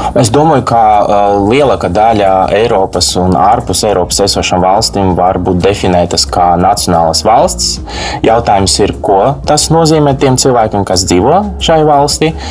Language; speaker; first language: Latvian; non-native, local second language; Russian